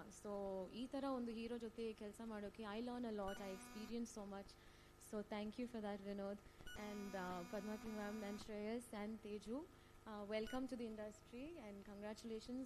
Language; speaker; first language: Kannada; non-native, learner; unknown